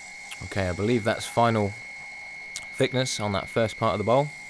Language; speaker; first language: English; native; English